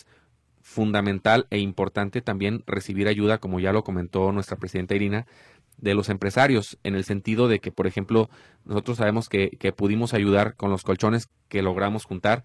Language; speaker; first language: Spanish; native; Spanish